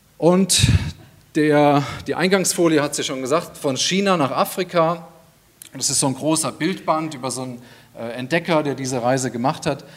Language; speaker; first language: German; native; German